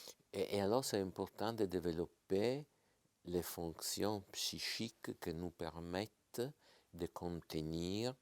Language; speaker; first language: French; non-native, fluent; Italian